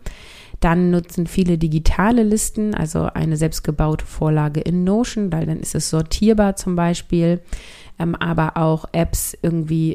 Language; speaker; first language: German; native; German